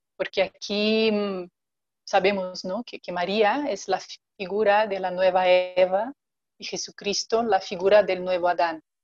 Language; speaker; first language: Spanish; non-native, fluent; Portuguese